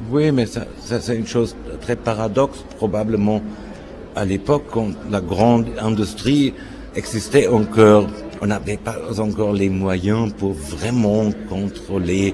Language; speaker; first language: French; non-native, fluent; German